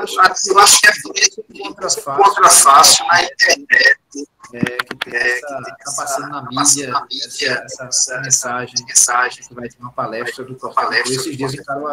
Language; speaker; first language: Portuguese; native; Portuguese